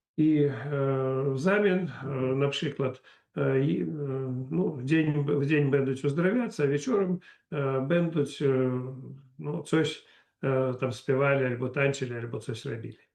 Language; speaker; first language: Polish; non-native, learner; Belarusian